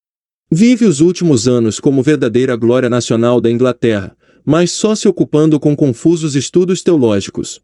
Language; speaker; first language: Portuguese; native; Portuguese